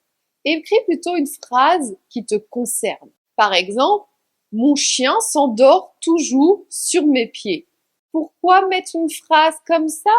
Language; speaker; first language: French; native; French